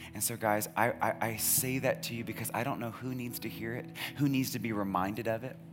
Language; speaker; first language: English; native; English